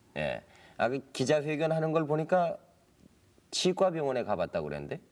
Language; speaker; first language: Korean; native; Korean